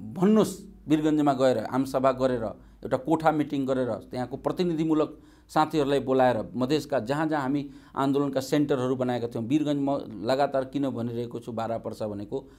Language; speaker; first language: Nepali; non-native, local second language; Maithili